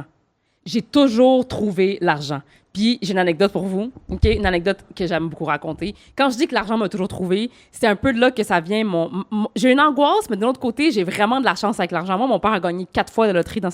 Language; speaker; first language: French; native; French